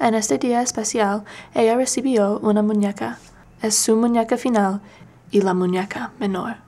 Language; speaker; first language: Spanish; non-native, learner; English